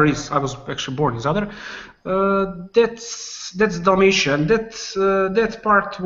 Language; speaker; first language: English; non-native, fluent; Serbian